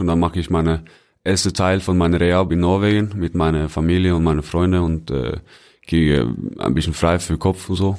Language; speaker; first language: German; non-native, fluent; Norwegian